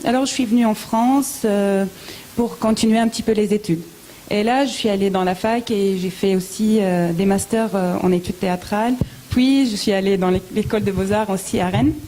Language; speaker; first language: French; non-native, fluent; Arabic